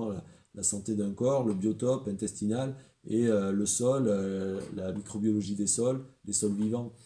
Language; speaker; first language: French; native; French